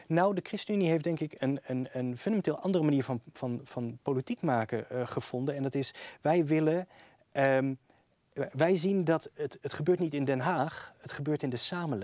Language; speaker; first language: Dutch; native; Dutch